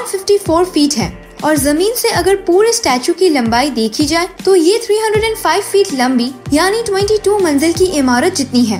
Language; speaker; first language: Hindi; native; Hindi